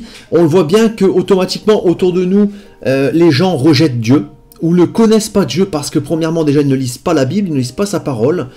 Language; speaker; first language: French; native; French